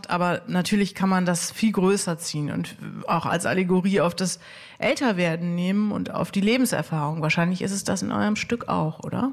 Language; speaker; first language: German; native; German